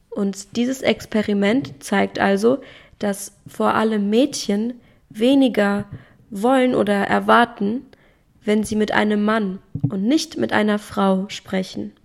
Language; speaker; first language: German; native; German